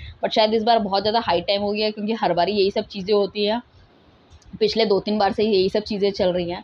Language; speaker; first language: Hindi; native; Hindi